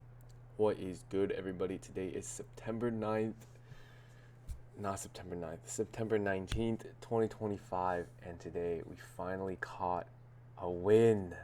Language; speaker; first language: English; native; English